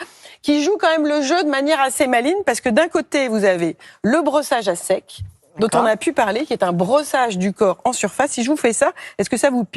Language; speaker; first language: French; native; French